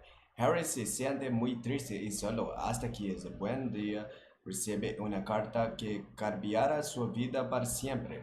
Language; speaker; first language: Spanish; non-native, fluent; English